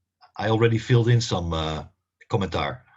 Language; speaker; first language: English; non-native, fluent; Dutch